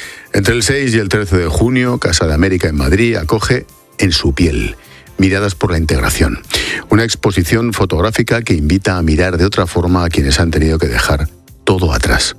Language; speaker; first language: Spanish; native; Spanish